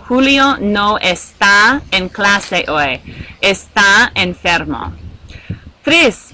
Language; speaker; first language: Spanish; non-native, fluent; English